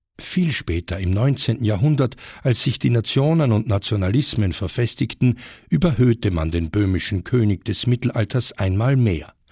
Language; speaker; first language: German; native; German